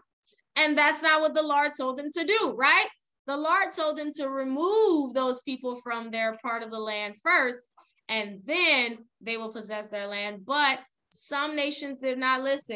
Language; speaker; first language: English; native; English